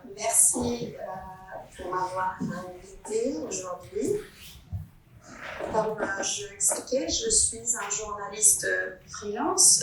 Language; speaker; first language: French; non-native, fluent; Italian